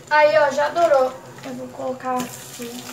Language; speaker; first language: Portuguese; native; Portuguese